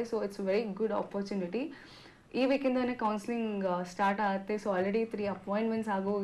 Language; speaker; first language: Kannada; native; Kannada